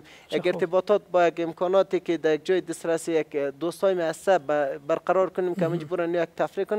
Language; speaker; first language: Persian; native; Persian